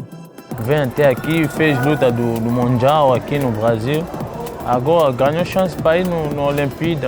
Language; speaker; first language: Portuguese; non-native, learner; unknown